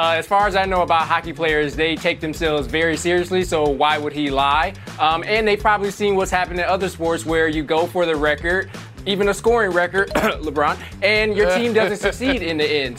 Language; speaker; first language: English; native; English